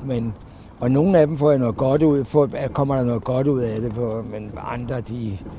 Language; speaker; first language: Danish; native; Danish